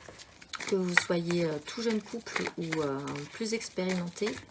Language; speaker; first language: French; native; French